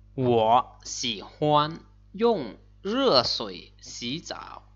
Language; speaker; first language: Chinese; non-native, fluent; Lao